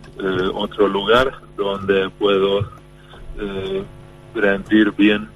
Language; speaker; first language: Spanish; non-native, fluent; Hungarian